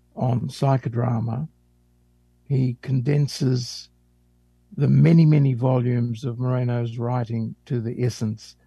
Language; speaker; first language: English; native; English